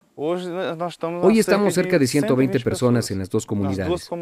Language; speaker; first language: Spanish; non-native, learner; Portuguese